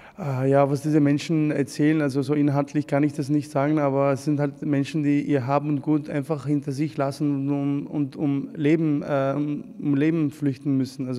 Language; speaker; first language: German; early bilingual, other home language; Arabic